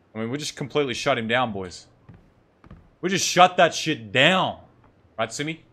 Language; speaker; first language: English; native; English